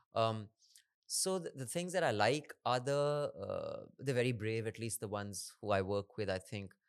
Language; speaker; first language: English; non-native, local second language; Hindi